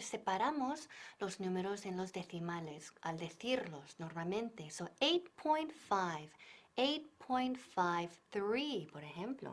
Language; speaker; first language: Spanish; non-native, fluent; English